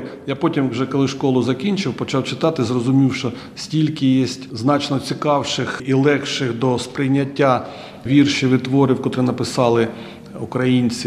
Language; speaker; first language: Ukrainian; non-native, local second language; Russian